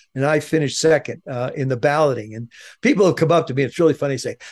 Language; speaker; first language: English; native; English